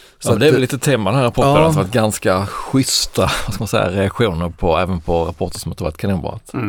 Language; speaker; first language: Swedish; native; Swedish